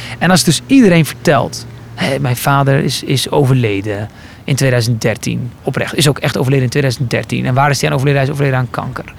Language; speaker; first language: Dutch; early bilingual, other home language; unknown